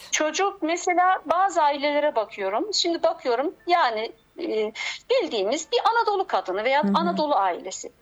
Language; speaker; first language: Turkish; native; Turkish